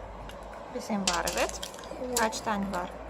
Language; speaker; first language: Turkish; non-native, learner; Russian